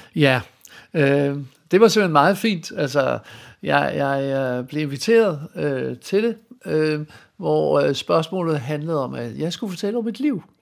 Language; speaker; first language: Danish; non-native, fluent; Dutch